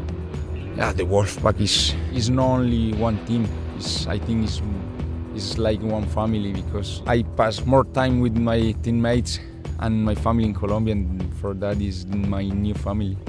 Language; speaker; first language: English; non-native, learner; Spanish